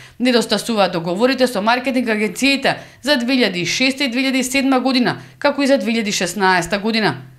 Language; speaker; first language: Macedonian; native; Macedonian